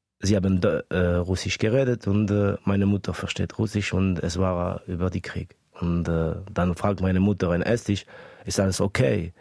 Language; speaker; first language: German; early bilingual, other home language; Estonian